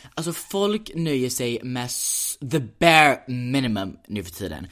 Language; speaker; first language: Swedish; early bilingual, heritage; Swedish